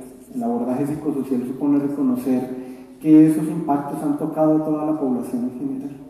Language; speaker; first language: Spanish; native; Spanish